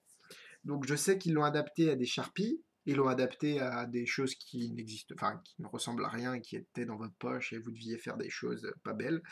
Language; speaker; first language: French; native; French